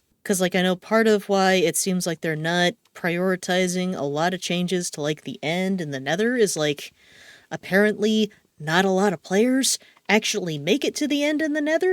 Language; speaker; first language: English; native; English